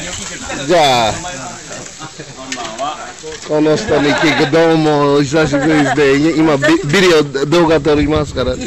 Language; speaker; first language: Japanese; non-native, fluent; English